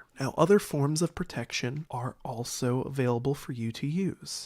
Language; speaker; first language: English; native; English